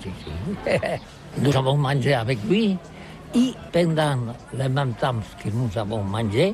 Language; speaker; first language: French; non-native, learner; Catalan